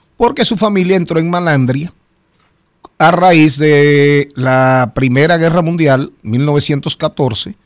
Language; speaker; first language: Spanish; native; Spanish